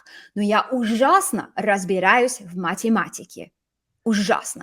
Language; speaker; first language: Russian; non-native, fluent; English